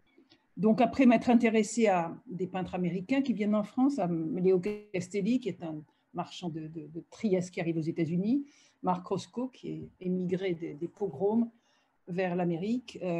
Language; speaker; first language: French; native; French